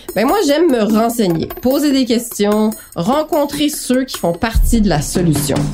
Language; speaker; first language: French; native; French